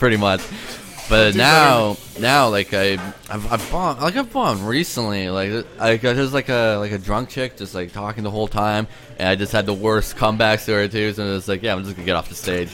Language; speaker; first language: English; early bilingual, other home language; Polish